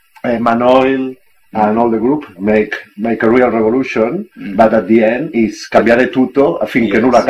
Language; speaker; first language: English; non-native, learner; Italian